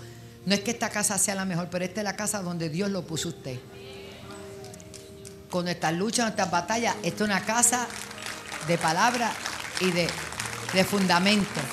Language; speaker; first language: Spanish; native; Spanish